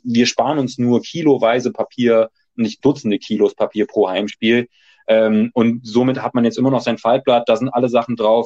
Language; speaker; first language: German; native; German